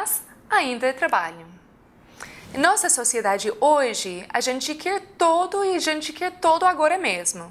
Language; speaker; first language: Portuguese; non-native, fluent; English